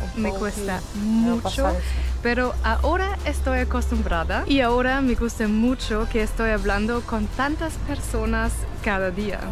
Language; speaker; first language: Spanish; non-native, fluent; German